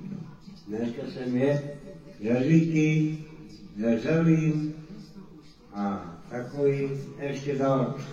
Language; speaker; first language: Czech; non-native, local second language; Romany